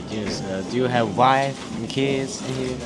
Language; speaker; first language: English; non-native, fluent; Mongolian